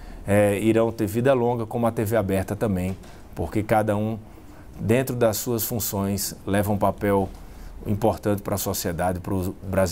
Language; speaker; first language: Portuguese; native; Portuguese